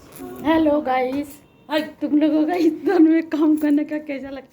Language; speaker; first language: Hindi; non-native, local second language; Bangla